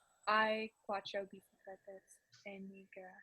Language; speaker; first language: Spanish; non-native, learner; English